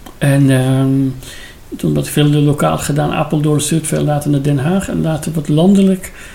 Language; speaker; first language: Dutch; non-native, fluent; Persian